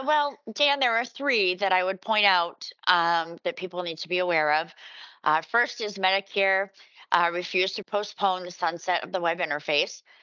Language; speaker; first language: English; native; English